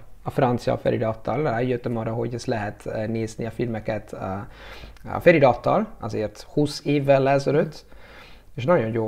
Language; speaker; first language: Hungarian; non-native, learner; Italian